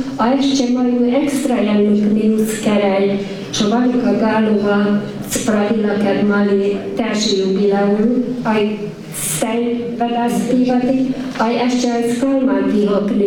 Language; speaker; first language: Slovak; early bilingual, heritage; Slovak